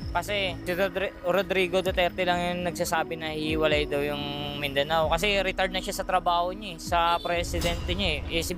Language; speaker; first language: Filipino; native; Filipino